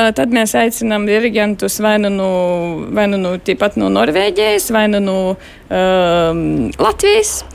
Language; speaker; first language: Latvian; native; Latvian